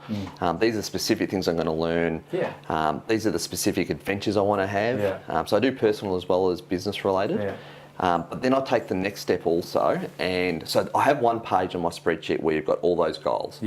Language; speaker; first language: English; native; English